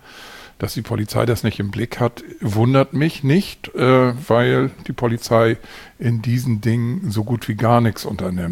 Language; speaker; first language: German; native; German